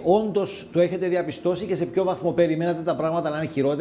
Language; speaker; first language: Greek; native; Greek